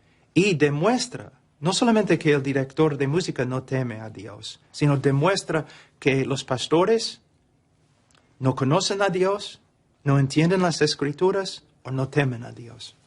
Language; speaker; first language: Spanish; non-native, fluent; English